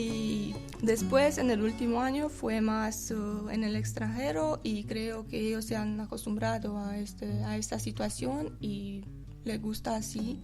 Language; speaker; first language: Spanish; non-native, fluent; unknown